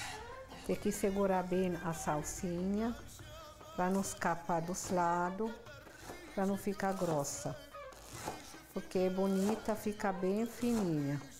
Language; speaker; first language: Portuguese; non-native, fluent; Arabic